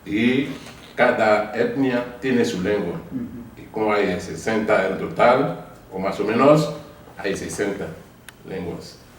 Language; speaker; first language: Spanish; non-native, fluent; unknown